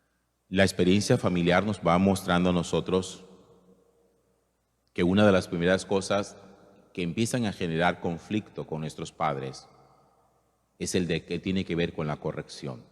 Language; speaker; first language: Spanish; native; Spanish